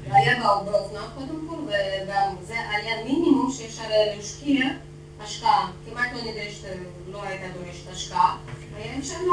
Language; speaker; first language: Hebrew; non-native, learner; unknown